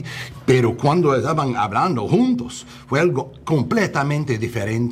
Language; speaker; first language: Spanish; non-native, learner; English